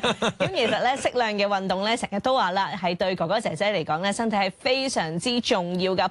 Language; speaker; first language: Cantonese; native; Cantonese